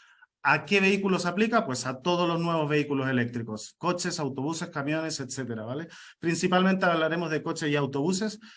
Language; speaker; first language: Spanish; native; Spanish